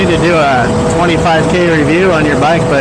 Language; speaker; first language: English; native; English